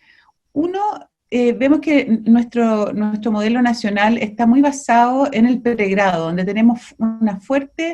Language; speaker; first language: Spanish; native; Spanish